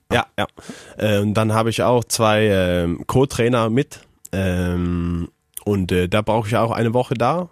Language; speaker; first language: German; non-native, learner; Faroese